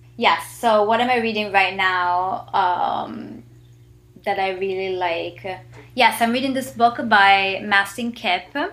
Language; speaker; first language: English; non-native, fluent; Italian